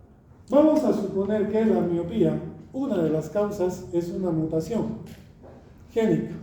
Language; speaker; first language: Spanish; native; Spanish